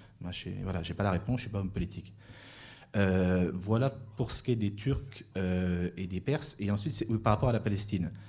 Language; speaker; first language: French; native; French